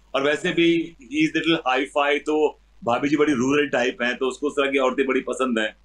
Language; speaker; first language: Hindi; native; Hindi